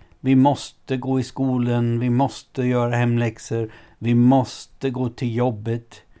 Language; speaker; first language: Swedish; non-native, fluent; English